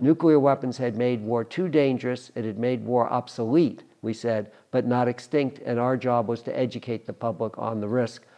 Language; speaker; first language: English; native; English